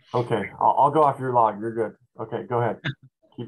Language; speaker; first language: English; native; English